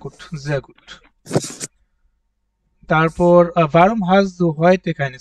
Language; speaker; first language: German; non-native, fluent; Bangla